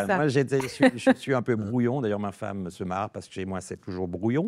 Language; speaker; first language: French; native; French